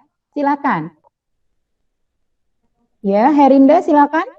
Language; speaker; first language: Indonesian; native; Indonesian